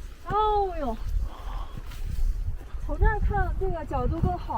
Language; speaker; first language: Chinese; native; Chinese